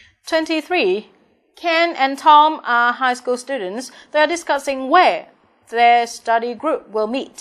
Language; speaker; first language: English; non-native, fluent; Vietnamese